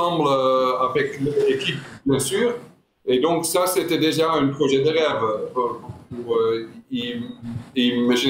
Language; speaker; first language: French; non-native, fluent; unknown